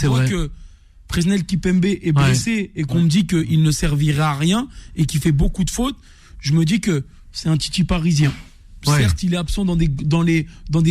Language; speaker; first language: French; native; French